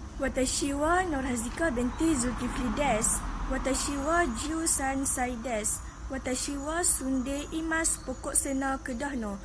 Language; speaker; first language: Japanese; non-native, learner; Malay